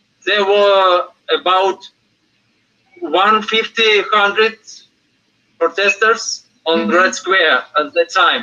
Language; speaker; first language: English; non-native, fluent; Russian